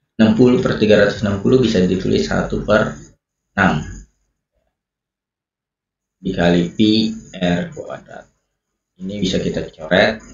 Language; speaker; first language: Indonesian; native; Indonesian